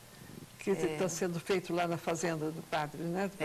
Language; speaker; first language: Portuguese; native; Portuguese